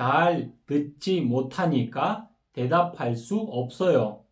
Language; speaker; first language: Korean; non-native, fluent; Kyrgyz